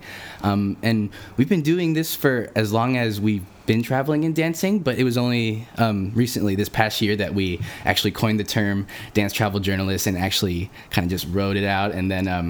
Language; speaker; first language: English; native; English